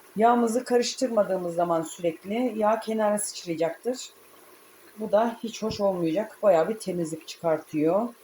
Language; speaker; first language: Turkish; native; Turkish